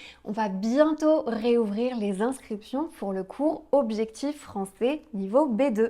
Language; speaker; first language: French; native; French